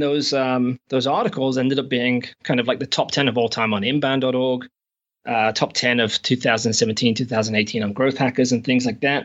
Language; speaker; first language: English; native; English